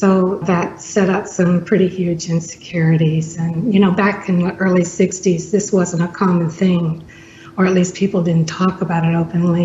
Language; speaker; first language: English; native; English